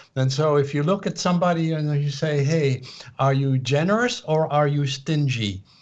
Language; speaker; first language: English; non-native, fluent; Swiss German